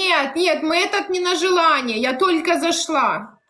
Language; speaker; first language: Russian; native; Russian